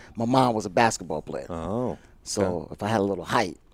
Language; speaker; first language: English; native; English